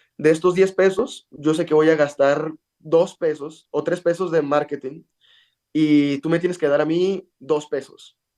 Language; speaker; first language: Spanish; early bilingual, heritage; Spanish